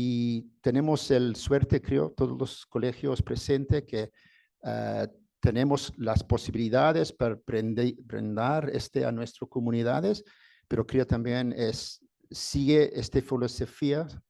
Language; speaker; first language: Spanish; non-native, fluent; English